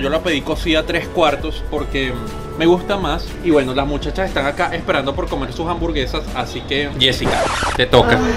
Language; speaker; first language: Spanish; native; Spanish